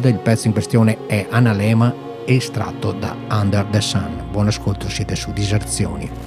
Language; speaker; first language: Italian; native; Italian